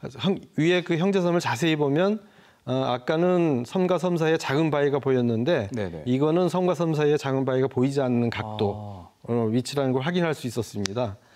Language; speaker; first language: Korean; native; Korean